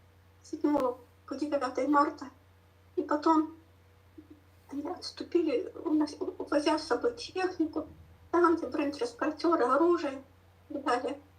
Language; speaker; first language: Russian; native; Russian